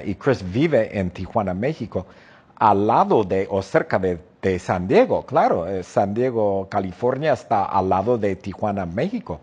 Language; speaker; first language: Spanish; non-native, fluent; English